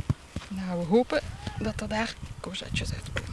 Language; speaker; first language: Dutch; native; Dutch